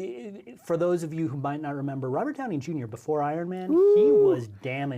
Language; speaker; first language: English; native; English